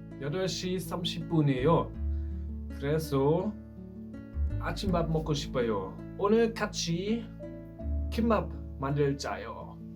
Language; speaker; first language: Korean; non-native, learner; German